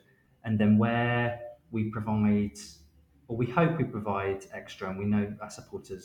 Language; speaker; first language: English; native; English